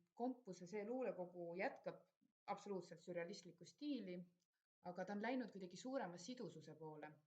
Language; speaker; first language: Estonian; native; Estonian